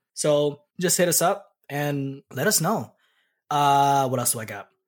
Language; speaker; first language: English; early bilingual, other home language; Pampanga